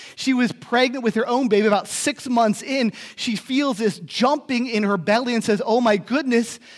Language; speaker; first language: English; native; English